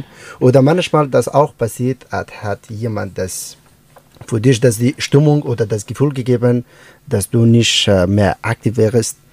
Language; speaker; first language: German; non-native, learner; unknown